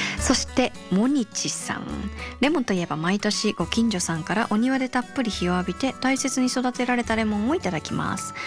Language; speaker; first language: Japanese; native; Japanese